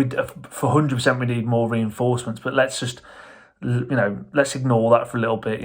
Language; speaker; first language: English; native; English